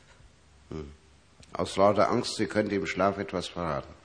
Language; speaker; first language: German; native; German